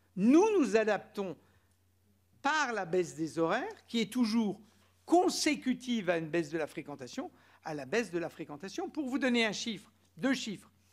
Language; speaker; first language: French; native; French